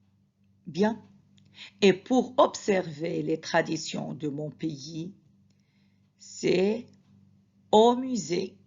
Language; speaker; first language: French; non-native, fluent; Arabic